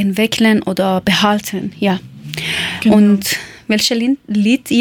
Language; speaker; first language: German; non-native, learner; Persian